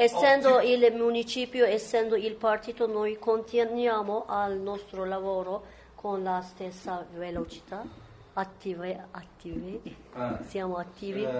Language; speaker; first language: Italian; non-native, fluent; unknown